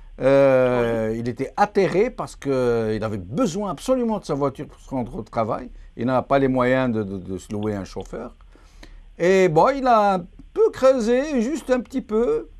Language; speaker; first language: French; non-native, local second language; Arabic